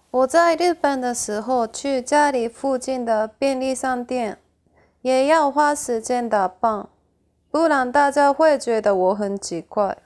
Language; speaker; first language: Chinese; non-native, fluent; Japanese